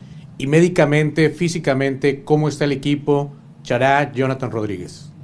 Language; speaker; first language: Spanish; native; Spanish